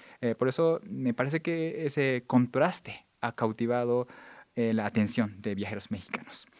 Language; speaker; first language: Spanish; non-native, fluent; Japanese